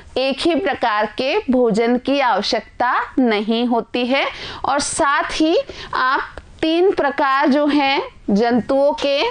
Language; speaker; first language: Hindi; native; Hindi